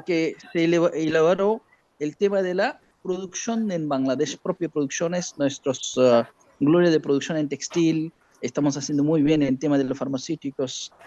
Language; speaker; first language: Spanish; non-native, learner; Bangla